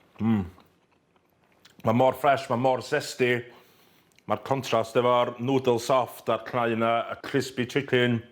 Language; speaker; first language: Welsh; native; Welsh